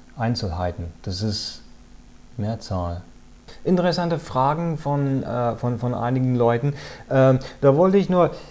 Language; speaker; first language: German; non-native, fluent; English